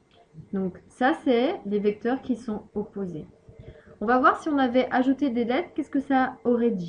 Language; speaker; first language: French; native; French